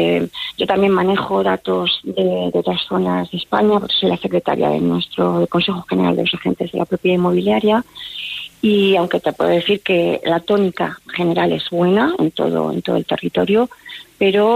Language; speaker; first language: Spanish; native; Spanish